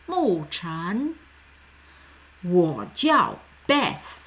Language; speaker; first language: Chinese; non-native, fluent; English